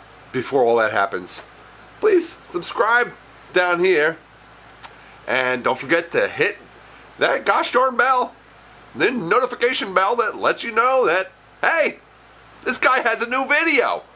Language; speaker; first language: English; native; English